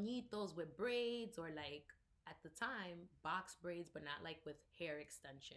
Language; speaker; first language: English; native; English